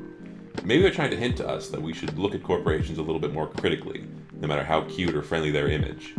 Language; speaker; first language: English; native; English